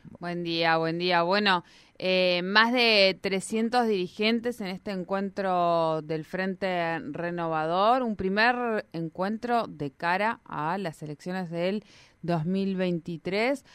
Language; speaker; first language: Spanish; native; Spanish